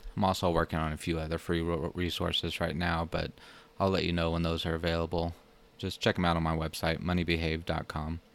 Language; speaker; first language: English; native; English